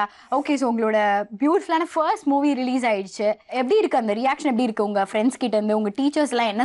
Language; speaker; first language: Tamil; native; Tamil